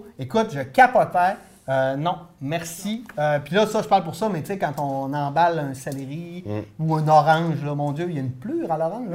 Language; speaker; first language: French; native; French